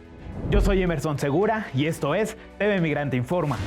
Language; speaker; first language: Spanish; native; Spanish